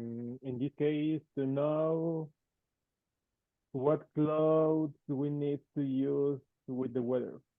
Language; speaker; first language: English; non-native, fluent; Spanish